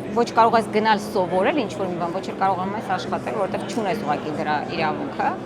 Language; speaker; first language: Armenian; native; Armenian